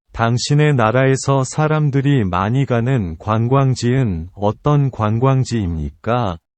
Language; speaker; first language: Korean; non-native, learner; Vietnamese